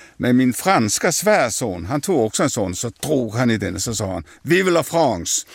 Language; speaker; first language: Swedish; native; Swedish